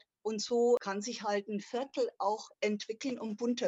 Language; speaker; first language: German; native; German